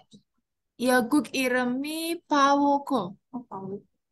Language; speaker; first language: Korean; non-native, learner; Indonesian